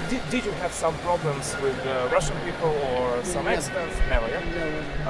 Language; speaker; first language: English; non-native, learner; Russian